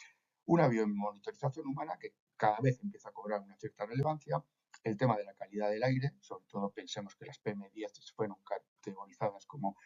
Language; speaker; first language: Spanish; native; Spanish